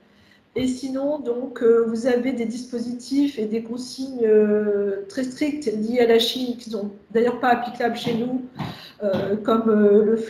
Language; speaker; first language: French; native; French